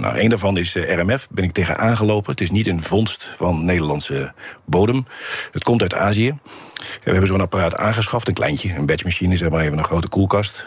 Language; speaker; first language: Dutch; native; Dutch